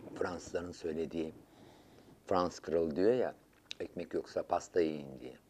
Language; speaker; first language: Turkish; native; Turkish